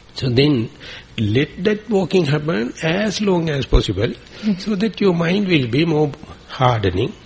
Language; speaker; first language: English; non-native, local second language; Sinhala